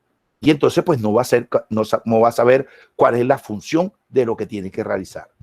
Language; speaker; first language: Spanish; native; Spanish